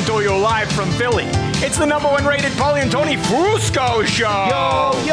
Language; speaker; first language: English; native; English